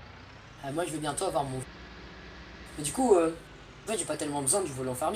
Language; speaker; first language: French; native; French